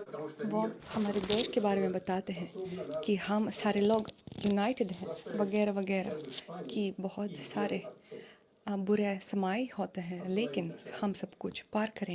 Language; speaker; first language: Hindi; non-native, fluent; Russian